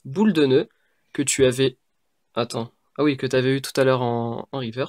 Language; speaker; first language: French; native; French